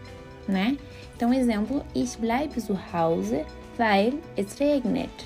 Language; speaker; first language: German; non-native, fluent; Portuguese